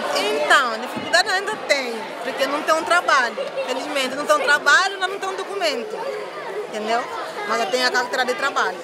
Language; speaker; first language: Portuguese; non-native, learner; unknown